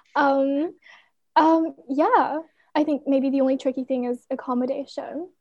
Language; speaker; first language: English; non-native, fluent; Chinese